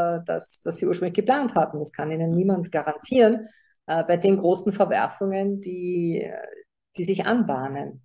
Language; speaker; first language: German; native; German